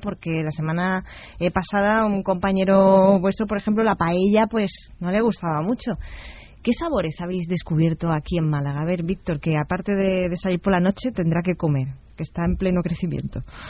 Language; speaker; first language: Spanish; native; Spanish